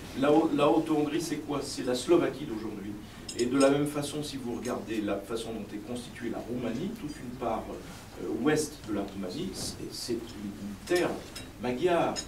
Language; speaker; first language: French; native; French